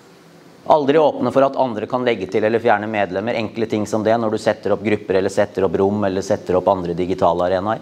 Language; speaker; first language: Norwegian; native; Norwegian